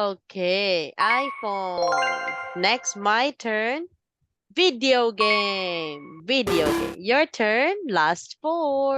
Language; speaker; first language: English; non-native, fluent; Filipino